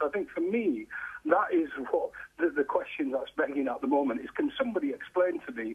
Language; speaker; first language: English; native; English